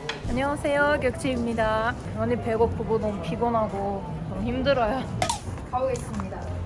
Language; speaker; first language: Korean; non-native, fluent; Turkish